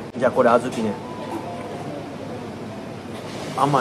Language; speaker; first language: Japanese; native; Japanese